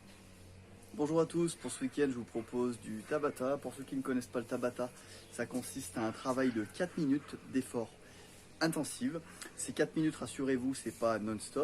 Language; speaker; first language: French; native; French